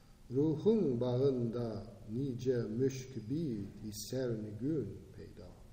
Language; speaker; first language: Turkish; non-native, fluent; English